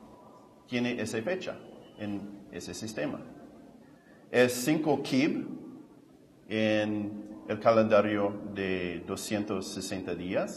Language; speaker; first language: Spanish; non-native, fluent; English